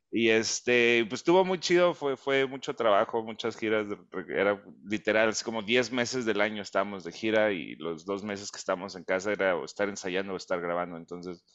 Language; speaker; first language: Spanish; early bilingual, heritage; Spanish